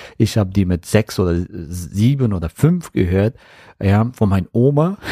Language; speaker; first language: German; non-native, fluent; Persian